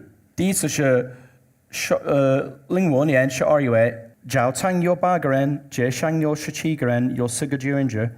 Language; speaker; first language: Chinese; non-native, learner; English